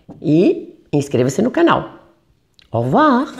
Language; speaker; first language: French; non-native, fluent; Portuguese